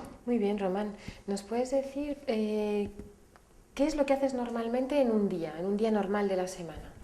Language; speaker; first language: Spanish; native; Spanish